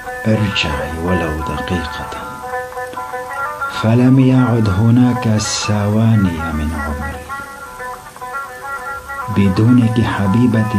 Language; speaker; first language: Arabic; non-native, local second language; Kurdish